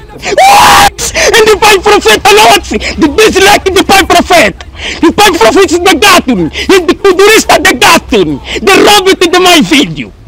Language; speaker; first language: Portuguese; native; Portuguese